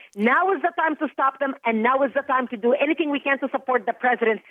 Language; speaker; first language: English; non-native, fluent; Arabic